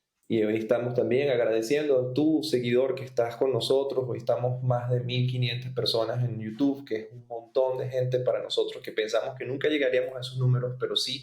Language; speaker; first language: Spanish; native; Spanish